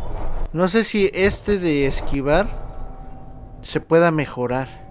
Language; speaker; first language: Spanish; native; Spanish